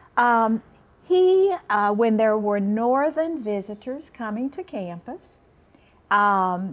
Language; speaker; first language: English; native; English